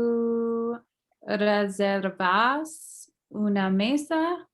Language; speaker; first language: Spanish; non-native, learner; English